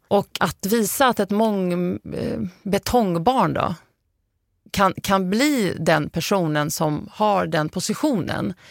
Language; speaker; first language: Swedish; early bilingual, other home language; Arabic